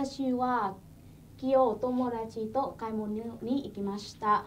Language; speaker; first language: Japanese; non-native, fluent; Vietnamese